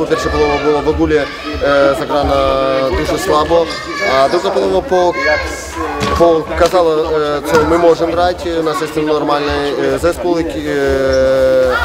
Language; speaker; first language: Polish; non-native, learner; Ukrainian